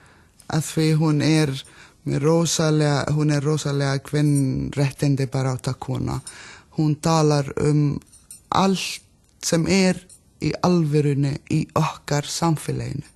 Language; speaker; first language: Icelandic; non-native, learner; Arabic